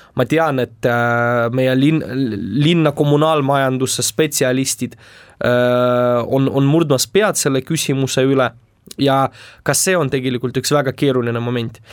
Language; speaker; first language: Estonian; non-native, local second language; Russian